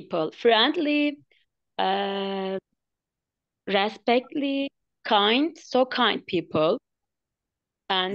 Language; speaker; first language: English; non-native, learner; Turkish